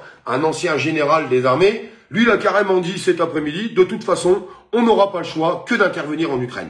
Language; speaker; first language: French; native; French